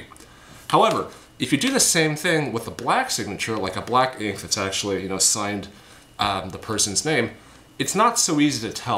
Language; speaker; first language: English; native; English